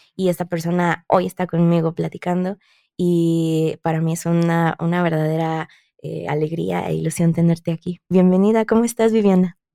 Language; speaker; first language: Spanish; native; Spanish